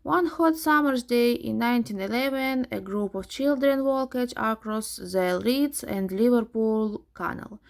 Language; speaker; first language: English; non-native, fluent; Ukrainian